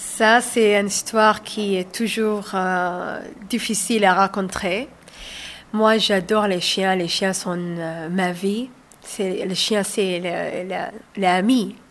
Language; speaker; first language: French; non-native, learner; Somali